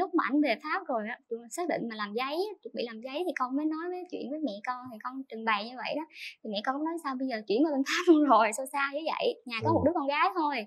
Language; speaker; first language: Vietnamese; native; Vietnamese